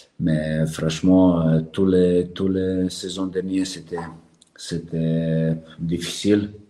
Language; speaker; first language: French; non-native, learner; Serbian